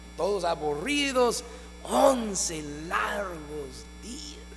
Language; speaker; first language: Spanish; non-native, fluent; English